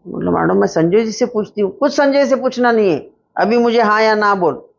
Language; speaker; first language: Hindi; non-native, local second language; Marathi